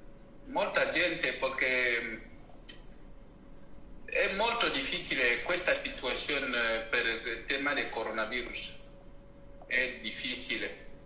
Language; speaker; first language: Italian; non-native, learner; Spanish